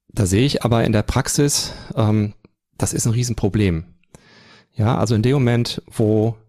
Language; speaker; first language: German; native; German